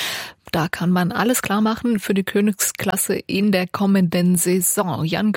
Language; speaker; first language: German; native; German